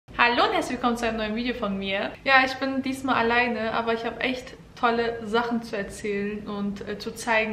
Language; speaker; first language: German; early bilingual, other home language; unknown